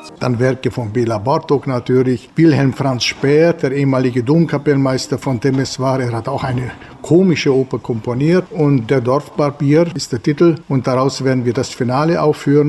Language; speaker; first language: German; native; German